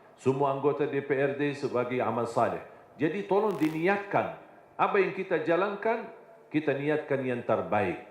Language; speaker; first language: Indonesian; non-native, fluent; Arabic